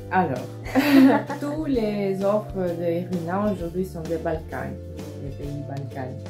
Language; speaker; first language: French; non-native, fluent; Russian